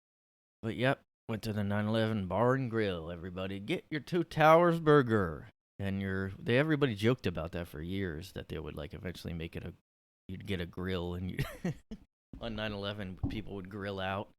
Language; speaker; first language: English; native; English